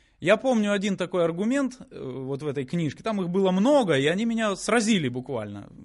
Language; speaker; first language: Russian; native; Russian